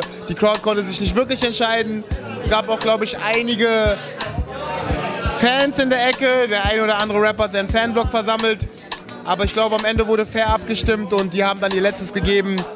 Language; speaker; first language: German; native; German